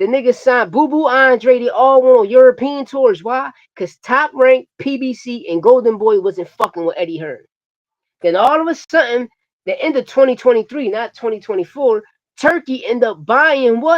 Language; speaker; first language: English; native; English